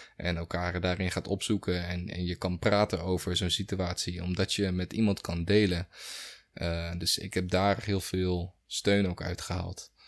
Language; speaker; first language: Dutch; native; Dutch